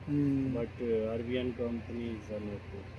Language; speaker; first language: English; non-native, learner; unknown